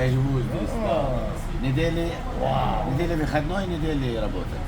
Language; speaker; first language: Russian; non-native, learner; Arabic